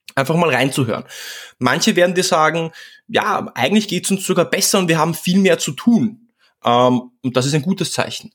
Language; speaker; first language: German; early bilingual, other home language; Czech